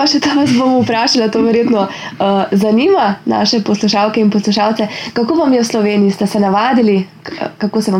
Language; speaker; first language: Slovenian; native; Slovenian